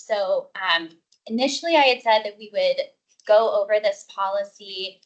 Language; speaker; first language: English; native; English